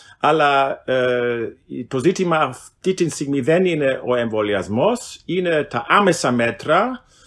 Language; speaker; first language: Greek; non-native, fluent; German